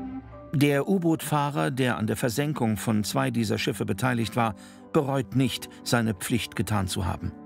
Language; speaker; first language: German; native; German